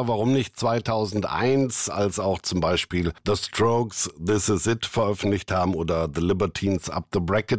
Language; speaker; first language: German; native; German